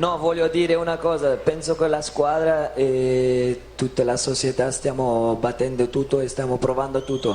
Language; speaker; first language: Italian; non-native, fluent; Dutch